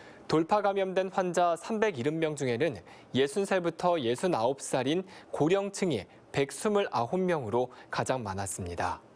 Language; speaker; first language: Korean; native; Korean